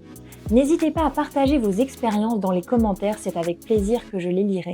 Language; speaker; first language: French; native; French